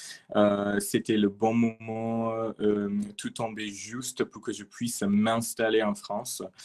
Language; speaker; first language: French; non-native, fluent; English